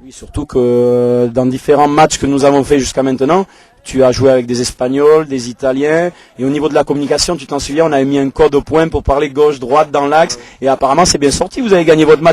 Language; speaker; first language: French; native; French